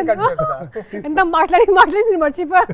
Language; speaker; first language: Telugu; non-native, local second language; Hindi